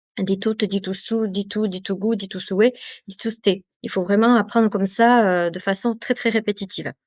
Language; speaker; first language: French; native; French